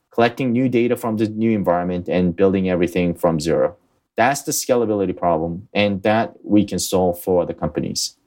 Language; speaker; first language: English; early bilingual, other home language; Korean